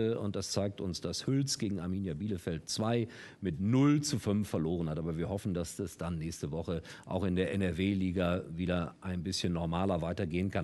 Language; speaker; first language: German; native; German